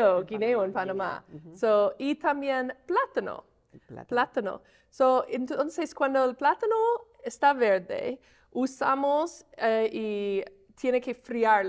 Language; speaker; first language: Spanish; non-native, fluent; English